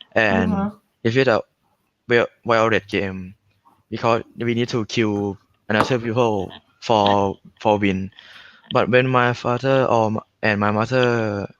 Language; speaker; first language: English; non-native, learner; Thai